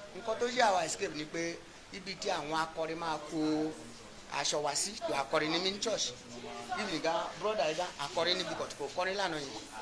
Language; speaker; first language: Yoruba; non-native, local second language; Igbo